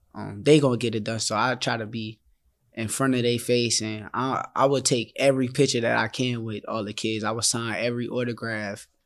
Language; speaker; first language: English; native; English